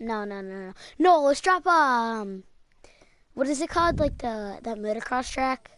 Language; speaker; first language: English; native; English